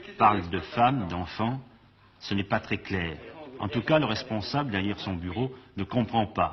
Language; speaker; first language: French; native; French